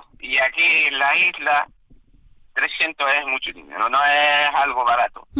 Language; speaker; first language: Spanish; non-native, fluent; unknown